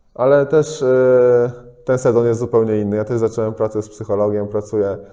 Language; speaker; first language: Polish; native; Polish